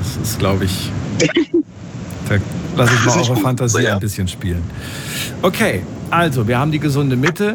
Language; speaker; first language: German; native; German